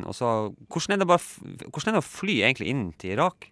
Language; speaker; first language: Norwegian; native; Norwegian